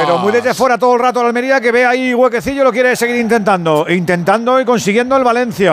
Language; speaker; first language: Spanish; native; Spanish